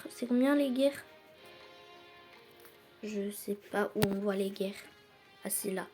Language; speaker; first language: French; native; French